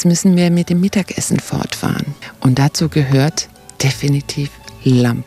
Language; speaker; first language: German; native; German